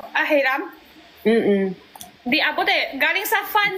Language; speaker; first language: Filipino; non-native, learner; Chinese